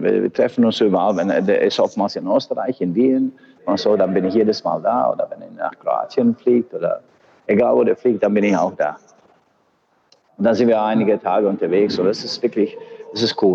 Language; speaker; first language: German; non-native, fluent; Bosnian